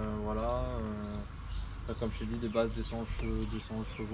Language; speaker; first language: French; native; French